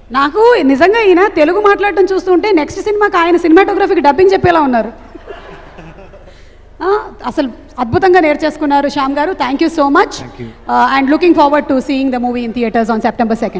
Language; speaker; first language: Telugu; native; Telugu